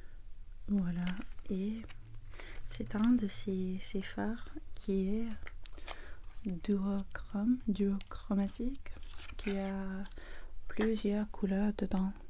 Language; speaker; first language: French; non-native, learner; English